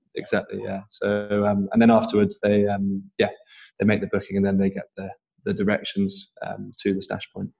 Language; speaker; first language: English; native; English